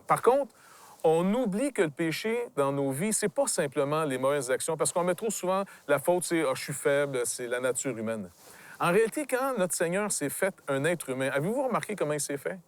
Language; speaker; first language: French; native; French